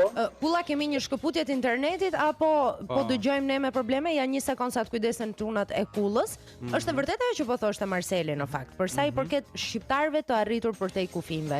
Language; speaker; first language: Albanian; native; Albanian